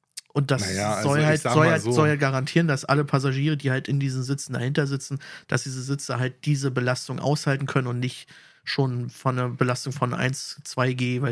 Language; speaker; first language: German; native; German